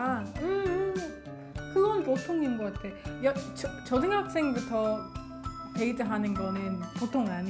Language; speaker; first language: Korean; non-native, fluent; English